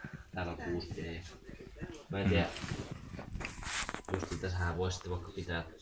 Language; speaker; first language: Finnish; native; Finnish